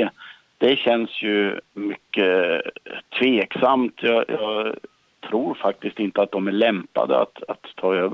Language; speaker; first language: Swedish; native; Swedish